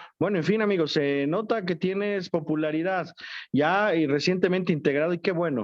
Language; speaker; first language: Spanish; native; Spanish